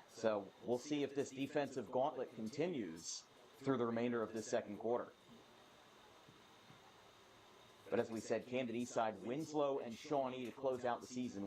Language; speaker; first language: English; native; English